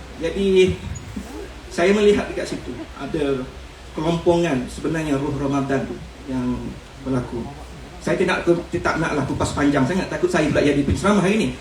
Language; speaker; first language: Malay; native; Malay